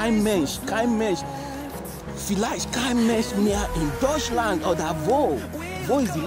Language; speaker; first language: German; non-native, learner; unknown